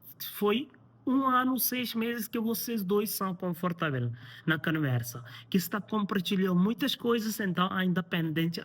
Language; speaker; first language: Portuguese; non-native, learner; Hindi